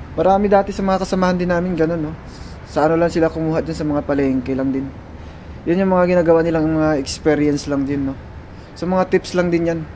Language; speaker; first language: Filipino; native; Filipino